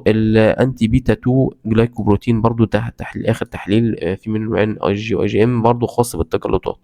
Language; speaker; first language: Arabic; native; Arabic